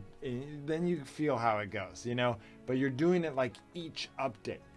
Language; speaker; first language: English; native; English